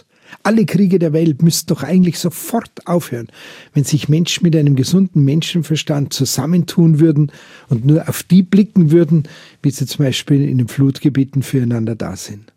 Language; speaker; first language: German; native; German